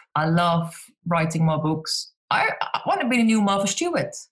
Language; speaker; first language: English; non-native, fluent; Dutch